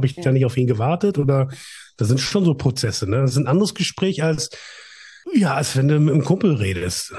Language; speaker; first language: German; native; German